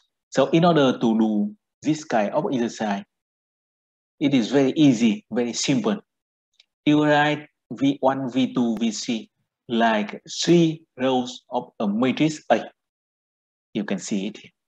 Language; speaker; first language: English; non-native, fluent; Vietnamese